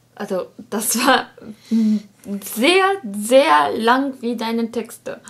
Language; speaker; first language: German; non-native, learner; Japanese